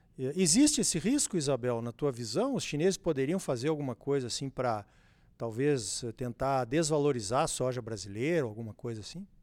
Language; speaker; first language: Portuguese; native; Portuguese